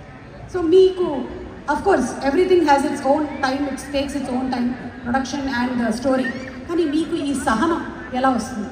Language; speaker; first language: Telugu; native; Telugu